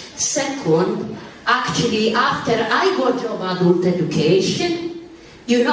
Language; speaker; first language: English; non-native, learner; Bosnian